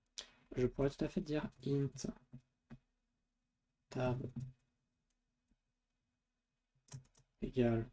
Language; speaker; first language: French; native; French